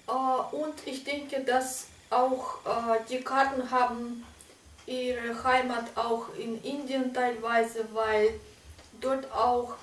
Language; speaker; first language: German; non-native, fluent; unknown